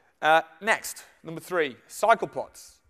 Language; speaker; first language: English; native; English